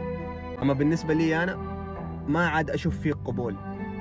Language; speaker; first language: Arabic; native; Arabic